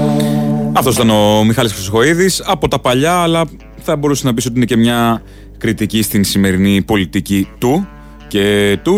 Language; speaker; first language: Greek; native; Greek